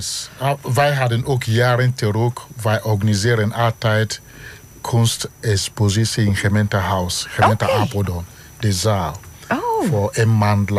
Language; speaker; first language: Dutch; non-native, learner; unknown